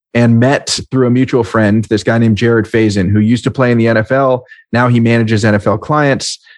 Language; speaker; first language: English; native; English